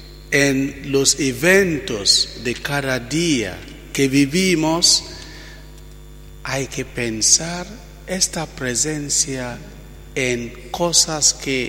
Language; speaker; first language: Spanish; non-native, fluent; Italian